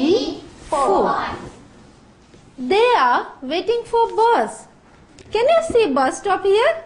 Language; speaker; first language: English; non-native, fluent; Gujarati